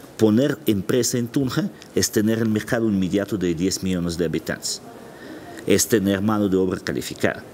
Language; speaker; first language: Spanish; non-native, fluent; Russian